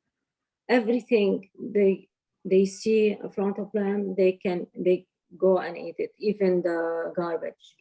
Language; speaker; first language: English; non-native, learner; Arabic